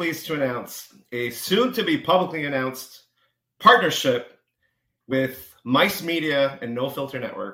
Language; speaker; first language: English; native; English